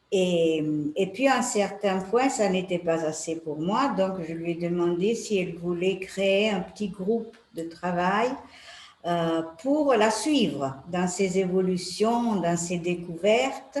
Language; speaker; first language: French; non-native, fluent; Italian